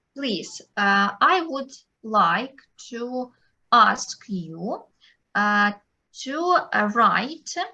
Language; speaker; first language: English; non-native, fluent; Ukrainian